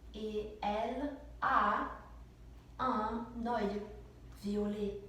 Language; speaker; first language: French; non-native, fluent; English